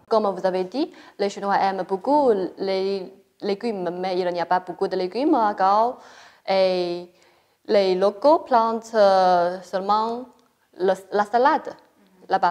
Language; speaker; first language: French; non-native, fluent; Chinese